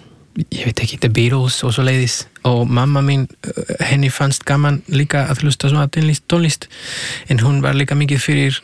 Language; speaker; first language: Icelandic; non-native, fluent; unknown